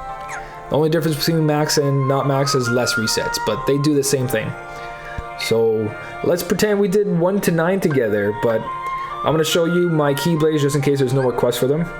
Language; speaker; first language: English; native; English